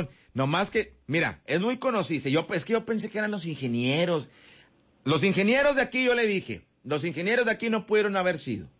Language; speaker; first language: Spanish; native; Spanish